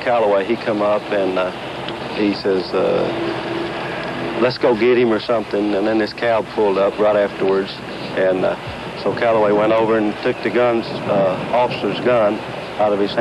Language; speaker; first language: English; native; English